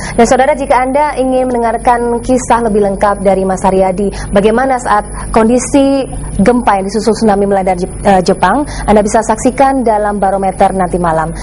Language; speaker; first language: Indonesian; native; Indonesian